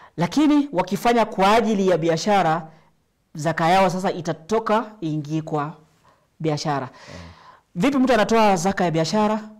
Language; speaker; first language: Swahili; native; Swahili